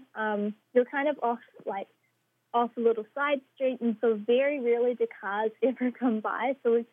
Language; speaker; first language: English; native; English